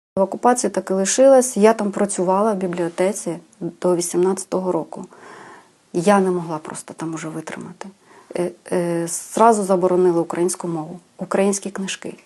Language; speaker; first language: Ukrainian; non-native, local second language; Russian